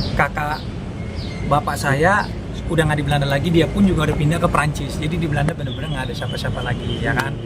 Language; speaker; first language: Indonesian; non-native, fluent; Dutch